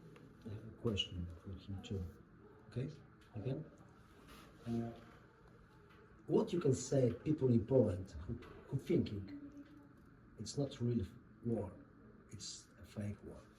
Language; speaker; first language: English; non-native, learner; Polish